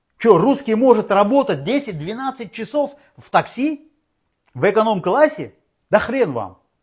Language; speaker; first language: Russian; non-native, local second language; Uzbek